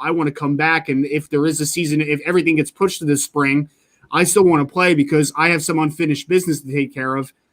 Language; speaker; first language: English; native; English